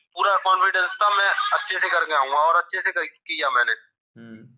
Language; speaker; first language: Hindi; native; Hindi